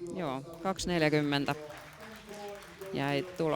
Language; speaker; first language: Finnish; native; Finnish